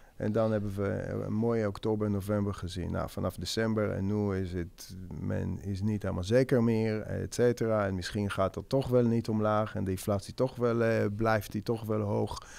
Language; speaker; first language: Dutch; non-native, fluent; Hebrew